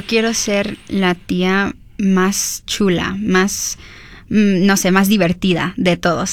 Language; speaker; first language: Spanish; early bilingual, heritage; Spanish